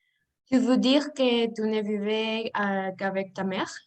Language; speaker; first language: French; non-native, learner; Spanish